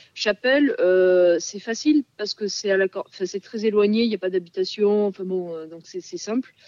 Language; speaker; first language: French; native; French